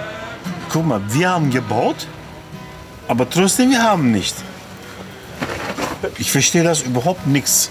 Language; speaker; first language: German; non-native, learner; Turkish